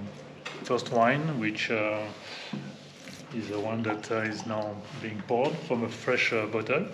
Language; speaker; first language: English; non-native, fluent; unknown